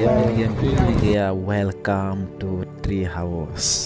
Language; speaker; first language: Hindi; non-native, local second language; Bodo